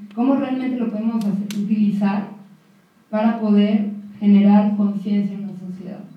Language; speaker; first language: Spanish; native; Spanish